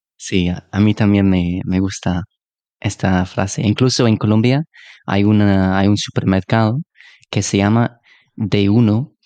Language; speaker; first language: Spanish; non-native, fluent; English